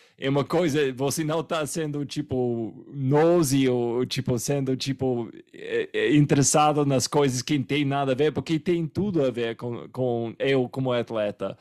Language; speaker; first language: Portuguese; non-native, fluent; English